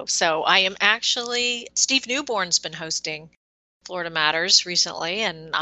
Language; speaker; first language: English; native; English